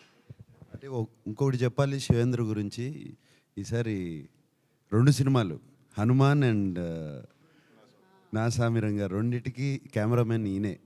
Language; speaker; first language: Telugu; native; Telugu